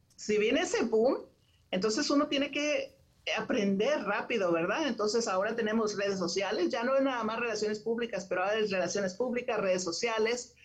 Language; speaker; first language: Spanish; native; Spanish